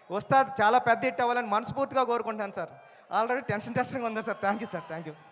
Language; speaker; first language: Telugu; native; Telugu